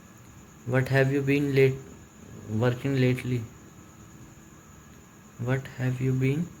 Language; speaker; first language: English; non-native, learner; Hindi